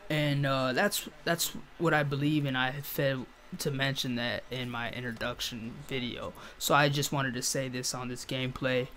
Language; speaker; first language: English; native; English